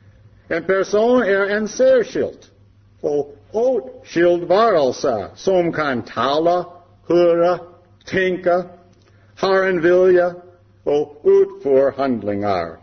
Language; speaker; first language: Swedish; non-native, learner; English